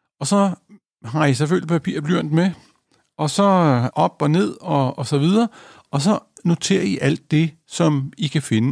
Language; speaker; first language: Danish; native; Danish